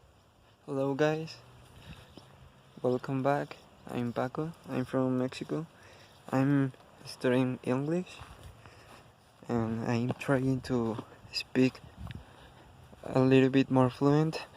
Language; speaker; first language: English; non-native, learner; Spanish